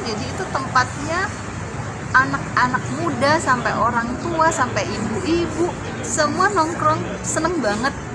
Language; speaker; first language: Indonesian; native; Indonesian